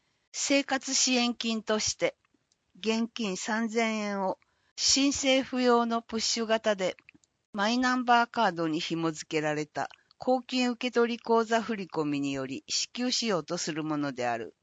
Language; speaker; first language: Japanese; native; Japanese